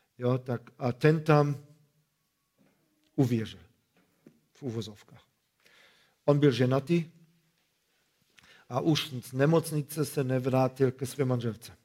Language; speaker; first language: Czech; non-native, fluent; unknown